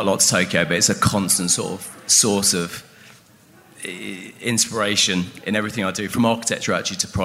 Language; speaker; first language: English; native; English